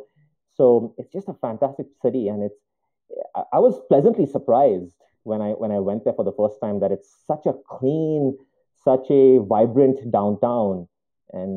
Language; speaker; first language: English; non-native, local second language; Hindi